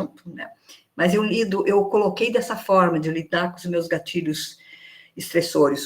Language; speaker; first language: Portuguese; native; Portuguese